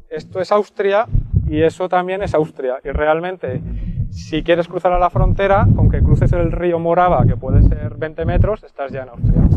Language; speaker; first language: Spanish; native; Spanish